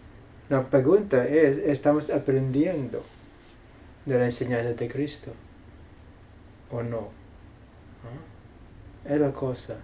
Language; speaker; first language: Spanish; non-native, fluent; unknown